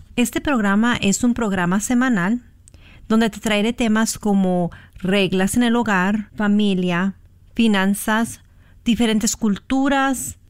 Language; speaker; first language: Spanish; early bilingual, heritage; Spanish